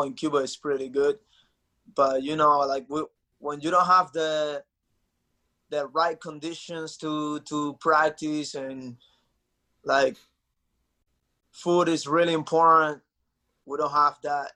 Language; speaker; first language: English; non-native, fluent; Spanish